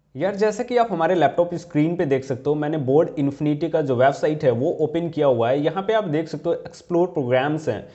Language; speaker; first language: Hindi; native; Hindi